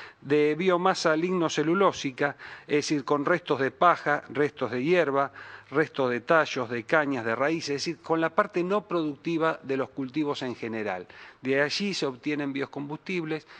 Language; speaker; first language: Spanish; native; Spanish